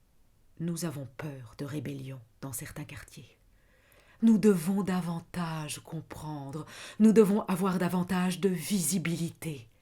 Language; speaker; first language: French; native; French